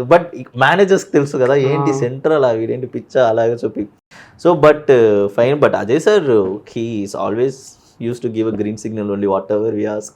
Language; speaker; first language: Telugu; early bilingual, heritage; Telugu